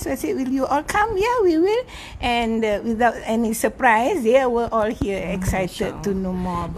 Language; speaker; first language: English; non-native, local second language; Malay